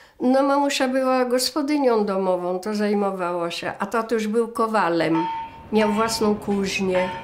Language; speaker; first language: Polish; native; Polish